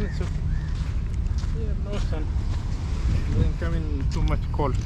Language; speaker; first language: English; non-native, learner; Arabic